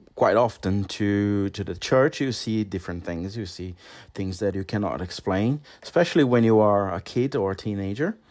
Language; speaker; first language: English; non-native, fluent; Portuguese